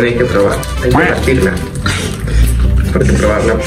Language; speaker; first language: Spanish; native; Spanish